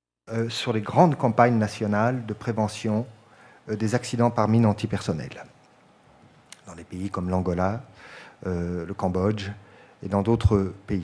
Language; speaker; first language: French; native; French